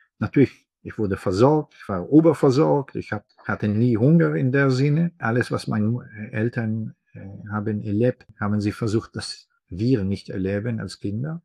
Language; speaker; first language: German; non-native, fluent; Hebrew